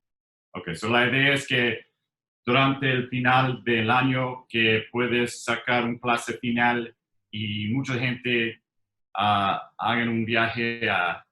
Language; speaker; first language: Spanish; non-native, learner; English